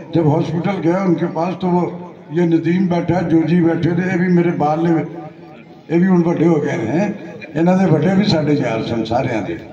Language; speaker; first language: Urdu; non-native, local second language; Punjabi